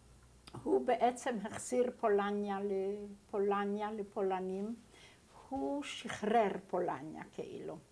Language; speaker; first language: Hebrew; non-native, fluent; Yiddish